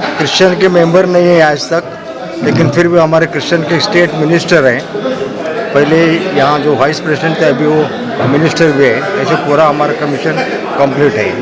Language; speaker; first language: Hindi; non-native, local second language; Kannada